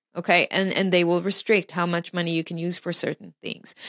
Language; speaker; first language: English; non-native, fluent; Hebrew